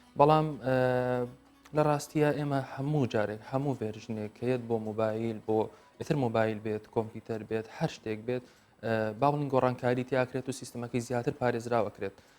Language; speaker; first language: Central Kurdish; native; Central Kurdish